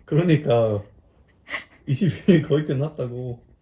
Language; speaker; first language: Korean; non-native, fluent; German